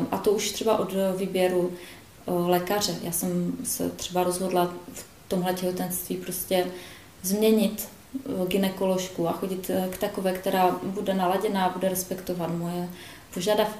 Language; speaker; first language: Czech; native; Czech